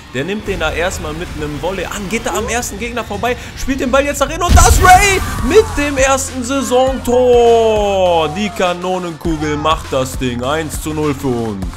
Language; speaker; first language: German; native; German